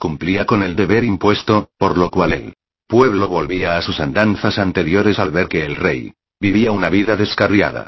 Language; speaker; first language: Spanish; native; Spanish